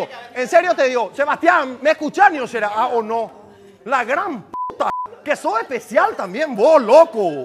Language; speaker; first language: Spanish; native; Spanish